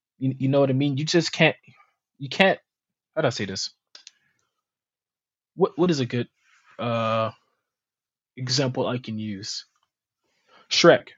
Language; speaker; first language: English; native; English